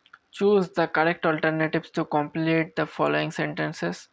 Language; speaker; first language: English; non-native, local second language; Bangla